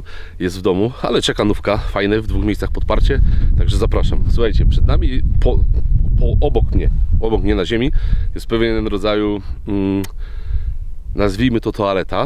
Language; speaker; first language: Polish; native; Polish